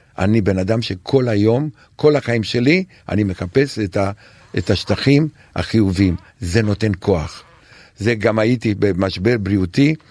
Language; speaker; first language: Hebrew; non-native, fluent; Romanian